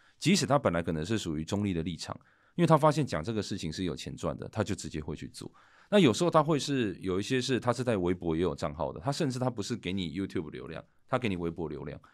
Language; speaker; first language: Chinese; native; Chinese